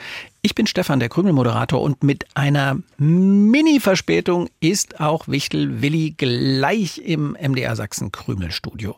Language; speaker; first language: German; native; German